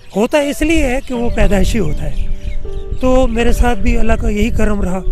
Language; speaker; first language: Urdu; non-native, local second language; Saraiki